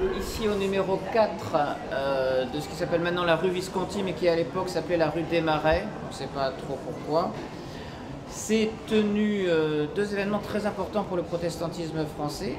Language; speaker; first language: French; native; French